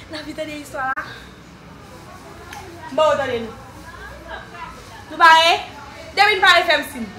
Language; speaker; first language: French; non-native, learner; Haitian Creole